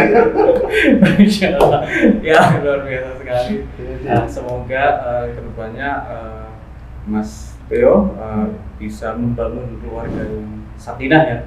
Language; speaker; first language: Indonesian; native; Indonesian